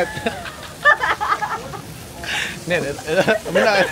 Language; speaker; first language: Russian; non-native, learner; Indonesian